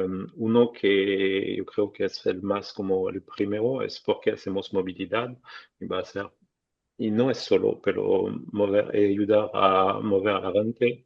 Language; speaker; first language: Spanish; non-native, fluent; French